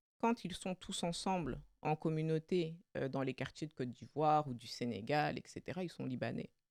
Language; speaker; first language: French; early bilingual, other home language; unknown